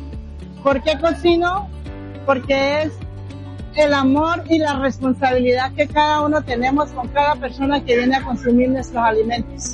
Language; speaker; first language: Spanish; native; Spanish